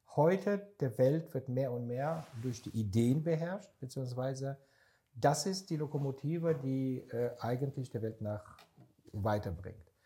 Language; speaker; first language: German; non-native, fluent; Hebrew